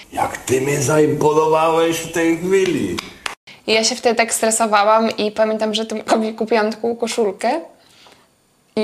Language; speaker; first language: Polish; native; Polish